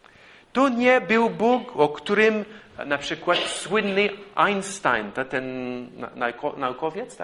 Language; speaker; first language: Polish; non-native, fluent; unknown